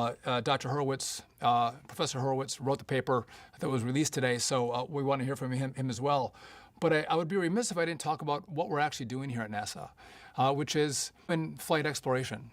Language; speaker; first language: English; native; English